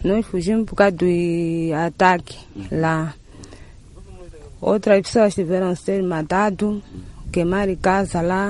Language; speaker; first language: Portuguese; non-native, local second language; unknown